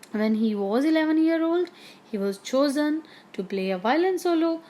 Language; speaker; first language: English; non-native, local second language; Punjabi